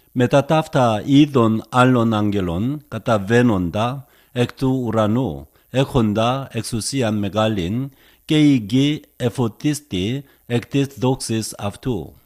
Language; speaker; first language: Greek; non-native, fluent; Korean